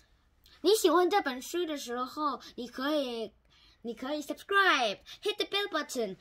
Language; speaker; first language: Chinese; non-native, learner; Korean